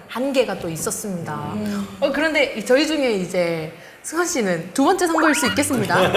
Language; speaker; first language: Korean; native; Korean